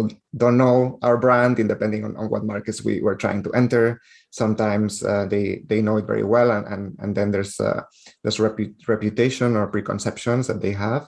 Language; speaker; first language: English; non-native, fluent; Spanish